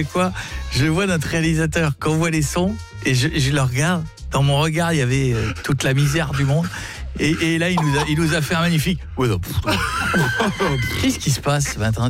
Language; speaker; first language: French; native; French